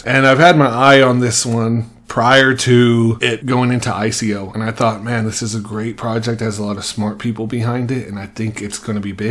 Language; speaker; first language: English; native; English